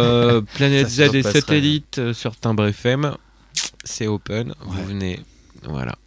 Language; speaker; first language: French; native; French